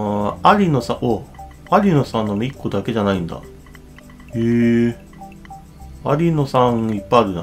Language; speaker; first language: Japanese; native; Japanese